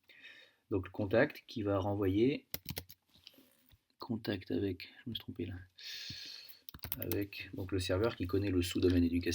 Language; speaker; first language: French; native; French